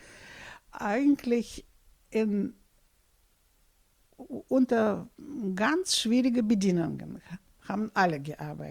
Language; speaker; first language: German; non-native, fluent; Russian